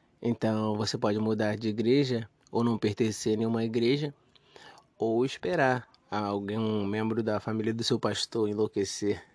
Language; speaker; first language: Portuguese; native; Portuguese